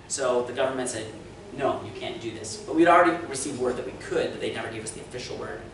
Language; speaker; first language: English; native; English